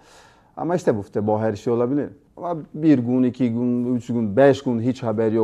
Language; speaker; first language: Turkish; non-native, learner; Portuguese